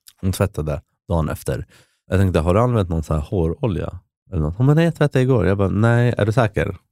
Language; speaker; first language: Swedish; early bilingual, other home language; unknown